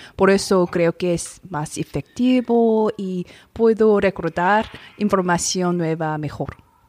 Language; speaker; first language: Spanish; non-native, learner; Korean